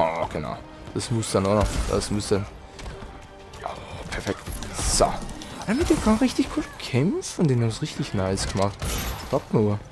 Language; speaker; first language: German; native; German